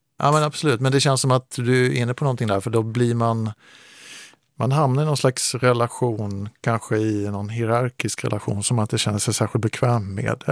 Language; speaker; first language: Swedish; native; Swedish